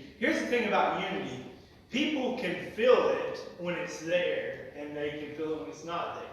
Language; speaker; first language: English; native; English